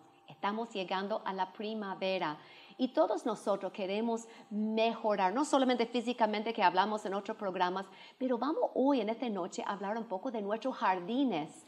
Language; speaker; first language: Spanish; non-native, fluent; English